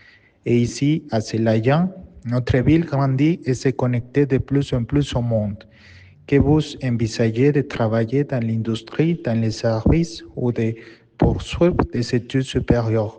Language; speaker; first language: French; non-native, learner; Spanish